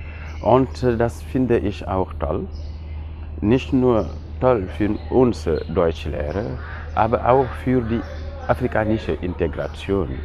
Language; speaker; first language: German; non-native, fluent; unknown